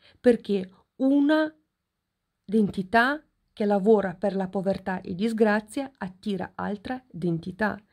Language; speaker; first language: Italian; non-native, fluent; Ukrainian